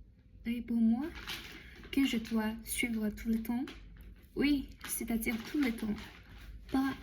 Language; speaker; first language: French; non-native, learner; Chinese